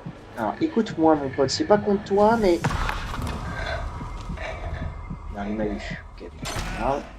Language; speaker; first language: French; native; French